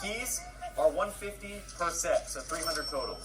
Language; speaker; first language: English; native; English